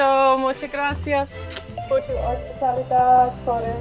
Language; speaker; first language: Spanish; non-native, learner; English